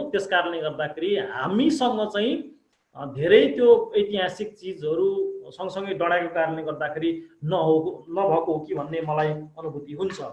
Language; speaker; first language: Nepali; non-native, local second language; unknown